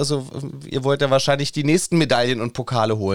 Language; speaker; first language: German; native; German